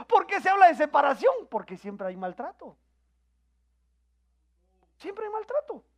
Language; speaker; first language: Spanish; native; Spanish